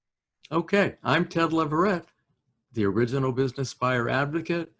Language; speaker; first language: English; native; English